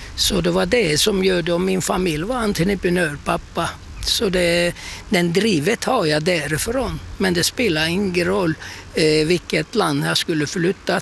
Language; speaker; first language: Swedish; non-native, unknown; Turkish